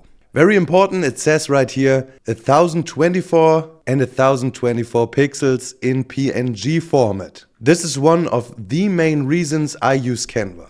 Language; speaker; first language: English; non-native, fluent; German